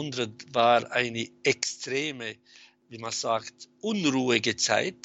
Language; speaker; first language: German; non-native, fluent; Arabic